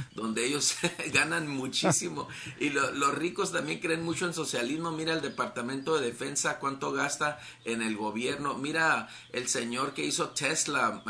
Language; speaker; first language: Spanish; native; Spanish